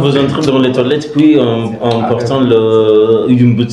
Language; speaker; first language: French; non-native, learner; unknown